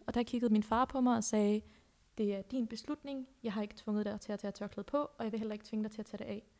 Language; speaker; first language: Danish; early bilingual, other home language; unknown